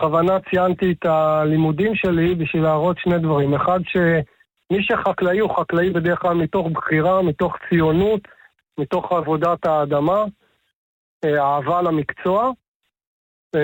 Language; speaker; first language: Hebrew; native; Hebrew